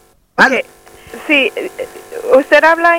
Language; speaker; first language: Spanish; non-native, learner; English